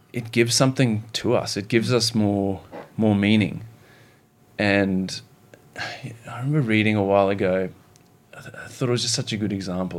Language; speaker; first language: English; native; English